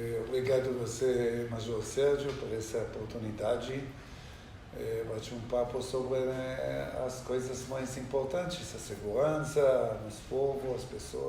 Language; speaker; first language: Portuguese; non-native, learner; Hebrew